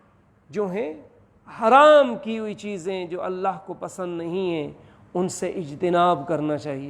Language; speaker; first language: Urdu; native; Urdu